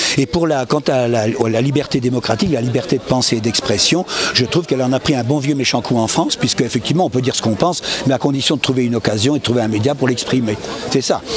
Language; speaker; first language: French; native; French